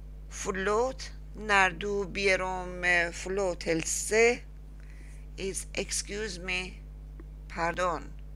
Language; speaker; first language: English; non-native, learner; Persian